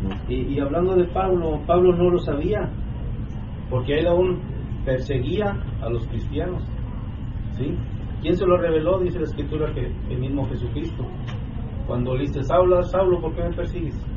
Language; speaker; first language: Spanish; native; Spanish